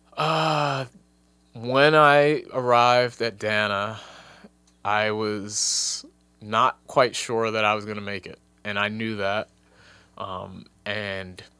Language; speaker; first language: English; native; English